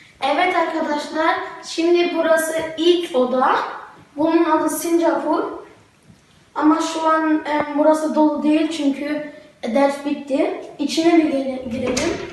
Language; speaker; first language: Turkish; early bilingual, heritage; Turkish